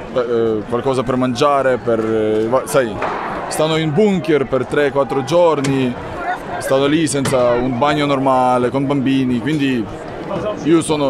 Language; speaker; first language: Italian; non-native, fluent; Ukrainian